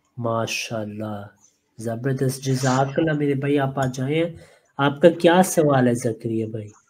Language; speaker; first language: Urdu; non-native, local second language; Punjabi